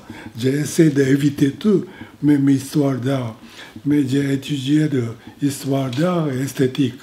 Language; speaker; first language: French; non-native, fluent; Japanese